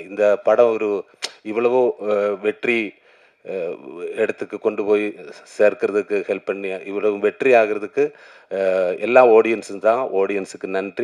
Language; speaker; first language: Tamil; non-native, learner; Malayalam